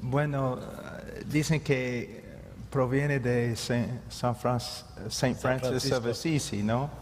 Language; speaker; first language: Spanish; non-native, fluent; English